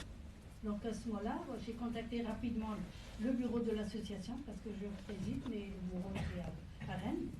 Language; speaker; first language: French; non-native, fluent; Persian